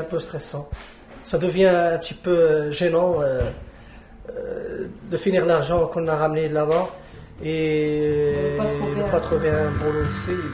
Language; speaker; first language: French; non-native, local second language; Arabic